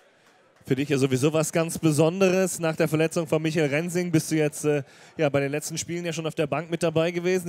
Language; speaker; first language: German; native; German